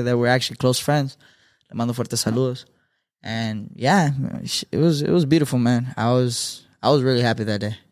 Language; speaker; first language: English; early bilingual, other home language; Spanish